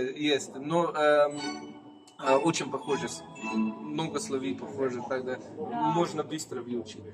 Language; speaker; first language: Russian; non-native, learner; Slovenian